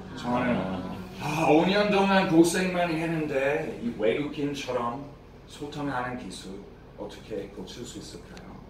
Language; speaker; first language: Korean; non-native, fluent; English